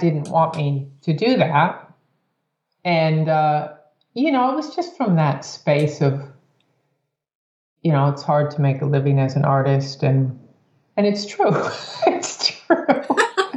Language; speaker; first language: English; native; English